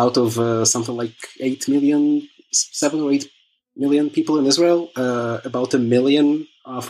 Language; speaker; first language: English; early bilingual, other home language; Russian